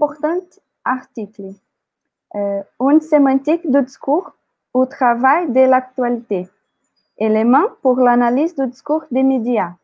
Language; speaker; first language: French; non-native, learner; Portuguese